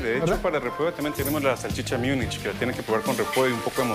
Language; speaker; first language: Spanish; native; Spanish